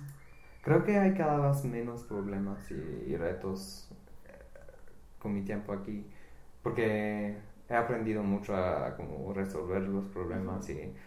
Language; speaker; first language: Spanish; non-native, fluent; English